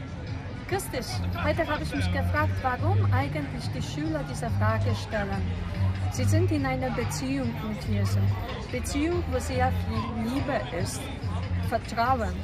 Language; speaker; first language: German; non-native, fluent; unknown